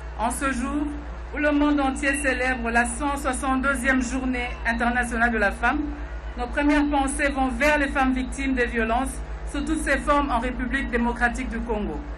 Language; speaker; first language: French; non-native, local second language; Lingala